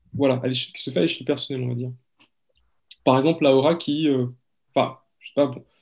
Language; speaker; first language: French; native; French